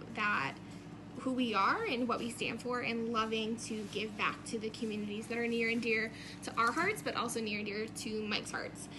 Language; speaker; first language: English; native; English